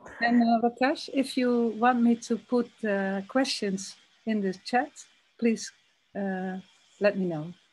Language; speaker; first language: English; non-native, fluent; Dutch